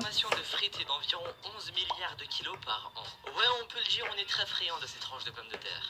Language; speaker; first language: French; native; French